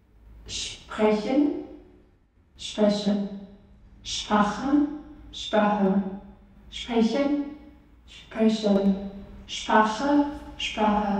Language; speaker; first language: German; non-native, learner; Albanian